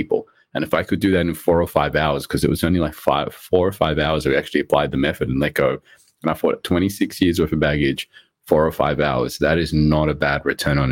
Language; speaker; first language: English; early bilingual, other home language; Morisyen